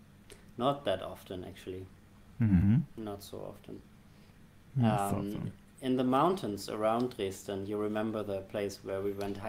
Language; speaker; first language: English; non-native, fluent; German